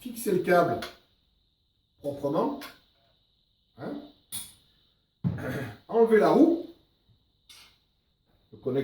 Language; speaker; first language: French; native; French